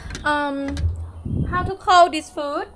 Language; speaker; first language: English; non-native, learner; Thai